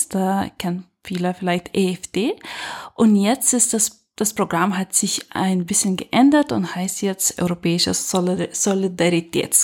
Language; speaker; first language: German; non-native, fluent; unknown